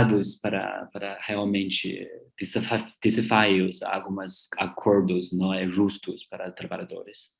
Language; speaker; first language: Portuguese; non-native, learner; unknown